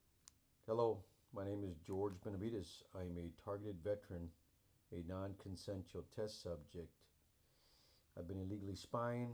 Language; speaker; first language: English; native; English